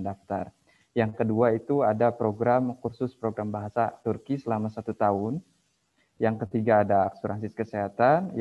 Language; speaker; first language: Indonesian; native; Indonesian